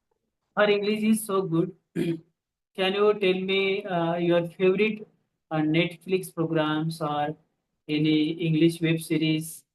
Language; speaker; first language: English; non-native, local second language; Marathi